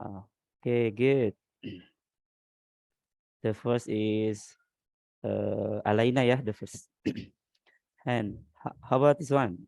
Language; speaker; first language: English; non-native, learner; Indonesian